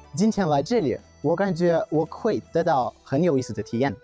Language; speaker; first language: Chinese; non-native, fluent; Russian